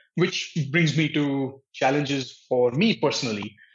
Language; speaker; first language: English; non-native, local second language; Hindi